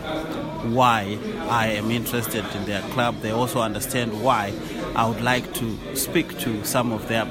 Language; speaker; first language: English; non-native, local second language; Shona